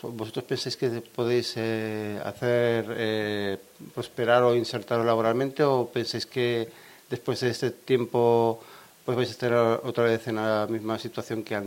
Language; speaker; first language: Spanish; native; Spanish